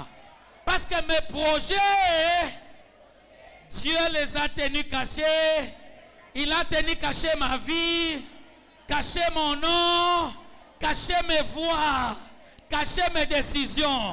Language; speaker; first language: French; non-native, local second language; Swahili